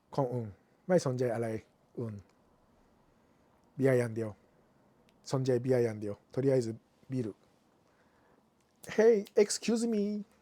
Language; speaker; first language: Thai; non-native, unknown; Japanese